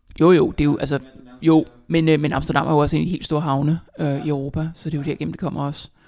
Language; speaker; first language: Danish; native; Danish